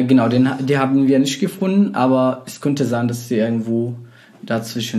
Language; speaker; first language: German; non-native, fluent; Arabic